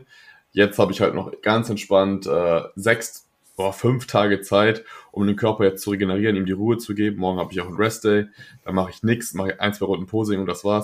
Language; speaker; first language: German; native; German